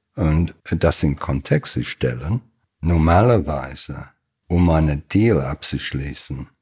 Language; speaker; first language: German; non-native, fluent; English